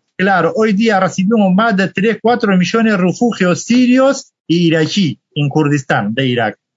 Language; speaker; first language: Spanish; non-native, fluent; Arabic